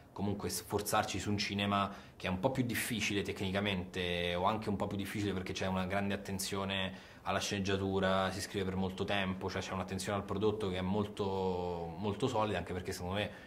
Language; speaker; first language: Italian; native; Italian